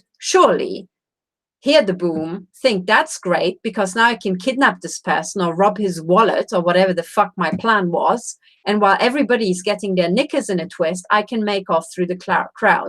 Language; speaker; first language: English; non-native, fluent; Romanian